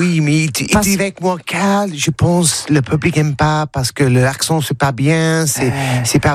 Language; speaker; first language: French; non-native, learner; English